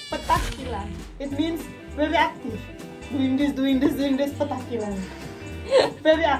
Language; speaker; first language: English; non-native, learner; Indonesian